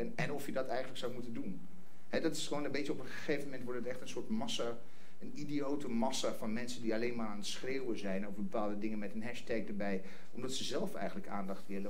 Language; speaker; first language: Dutch; non-native, fluent; English